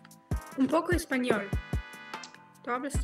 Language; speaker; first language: Spanish; non-native, learner; Russian